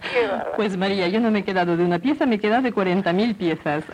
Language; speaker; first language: Spanish; non-native, local second language; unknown